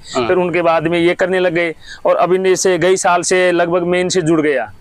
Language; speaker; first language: Hindi; native; Hindi